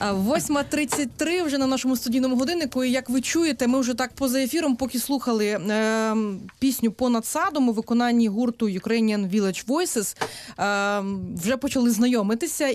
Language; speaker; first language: Ukrainian; native; Ukrainian